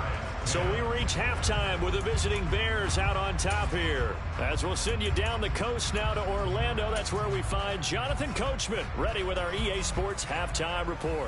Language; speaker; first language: English; native; English